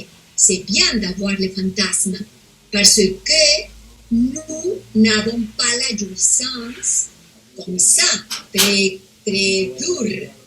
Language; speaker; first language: French; non-native, fluent; Spanish